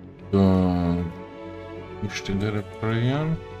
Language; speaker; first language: German; native; German